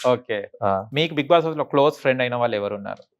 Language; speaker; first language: Telugu; native; Telugu